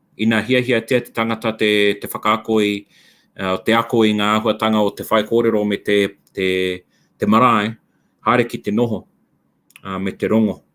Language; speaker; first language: Māori; non-native, local second language; English